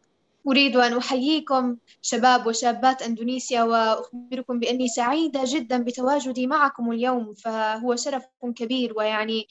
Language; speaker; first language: Arabic; native; Arabic